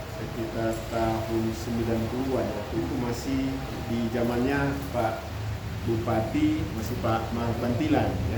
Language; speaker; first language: Indonesian; native; Indonesian